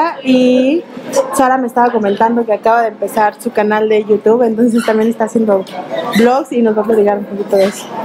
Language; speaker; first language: Spanish; native; Spanish